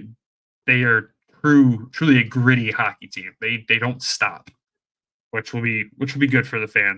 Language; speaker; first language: English; native; English